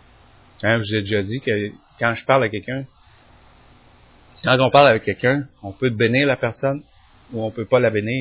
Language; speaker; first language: French; native; French